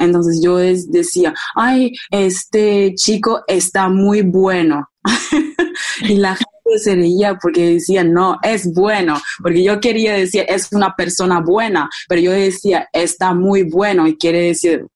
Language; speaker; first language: Spanish; non-native, fluent; German